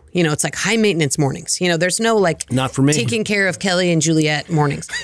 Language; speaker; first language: English; native; English